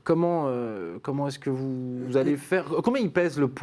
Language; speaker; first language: French; native; French